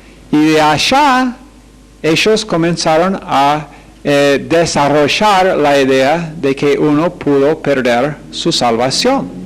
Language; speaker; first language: Spanish; non-native, fluent; English